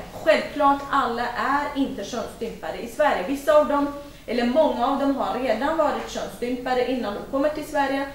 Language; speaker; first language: Swedish; non-native, fluent; Kurdish